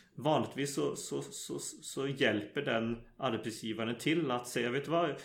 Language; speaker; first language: Swedish; native; Swedish